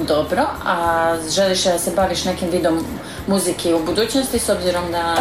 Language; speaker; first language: Croatian; native; Croatian